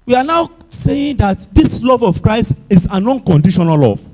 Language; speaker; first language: English; non-native, local second language; Yoruba